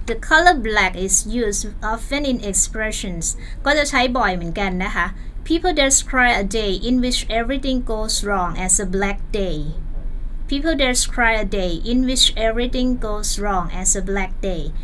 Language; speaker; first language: English; non-native, fluent; Thai